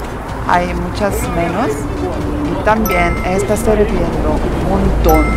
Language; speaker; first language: Spanish; non-native, learner; Korean